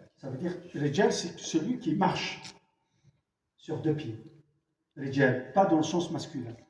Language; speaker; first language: French; non-native, local second language; Arabic